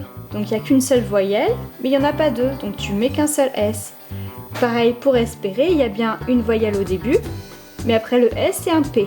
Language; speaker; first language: French; native; French